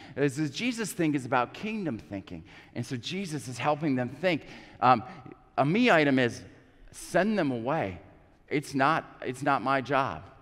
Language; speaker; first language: English; native; English